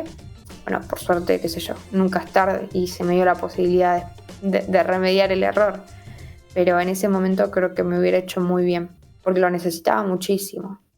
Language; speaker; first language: Spanish; native; Spanish